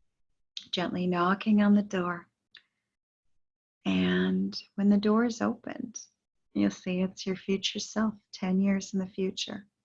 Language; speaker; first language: English; native; English